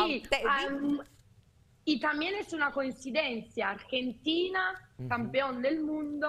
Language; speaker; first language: Spanish; non-native, fluent; Italian